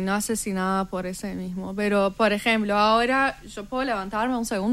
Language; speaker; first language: Spanish; non-native, fluent; Persian